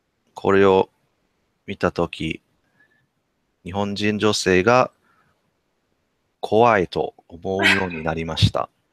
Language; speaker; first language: Japanese; non-native, learner; English